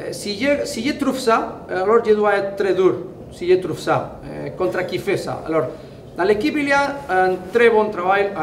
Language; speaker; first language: French; non-native, fluent; Spanish